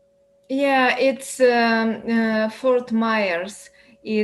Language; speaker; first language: English; non-native, learner; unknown